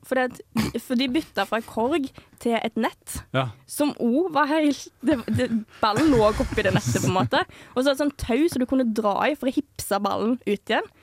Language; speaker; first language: Norwegian; native; Norwegian